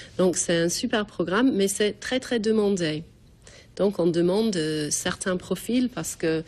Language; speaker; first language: French; non-native, fluent; English